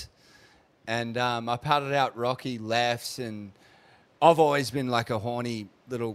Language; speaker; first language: English; native; English